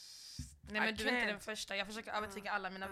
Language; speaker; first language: Swedish; native; Swedish